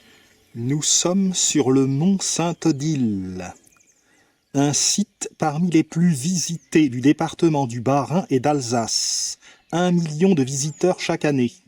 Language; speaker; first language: French; native; French